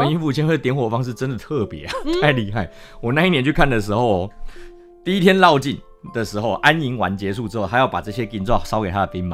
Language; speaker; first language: Chinese; native; Chinese